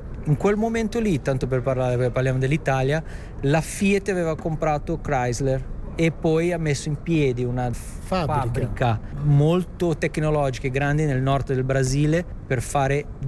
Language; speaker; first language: Italian; native; Italian